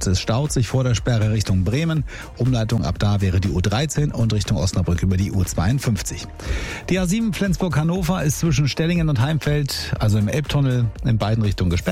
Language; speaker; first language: German; native; German